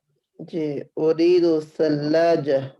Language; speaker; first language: Arabic; non-native, learner; Urdu